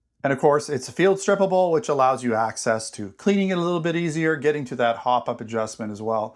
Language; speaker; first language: English; native; English